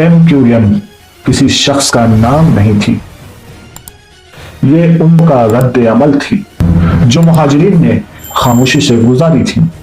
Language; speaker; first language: Urdu; native; Urdu